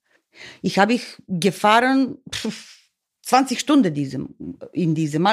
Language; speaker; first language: German; non-native, learner; Bulgarian